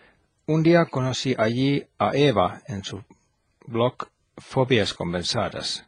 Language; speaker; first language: Spanish; non-native, fluent; Finnish